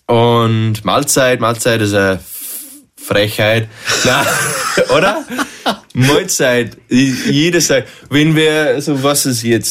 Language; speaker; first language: German; non-native, learner; English